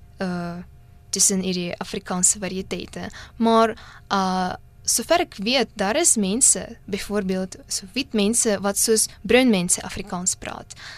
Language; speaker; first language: Afrikaans; non-native, fluent; Russian